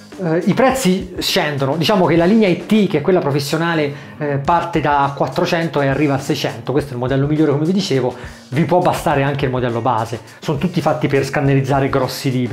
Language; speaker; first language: Italian; native; Italian